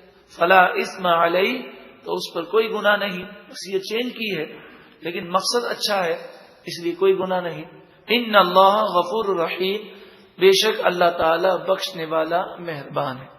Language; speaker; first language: Urdu; native; Urdu